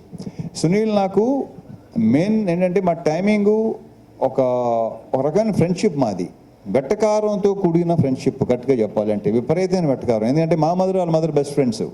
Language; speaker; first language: Telugu; native; Telugu